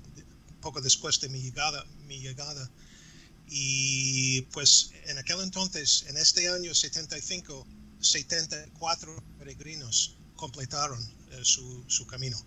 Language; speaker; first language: Spanish; non-native, fluent; English